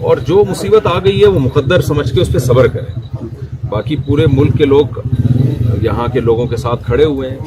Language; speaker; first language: Urdu; native; Urdu